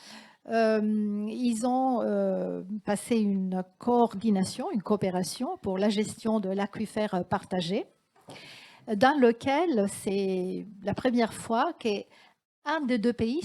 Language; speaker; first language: French; non-native, fluent; Italian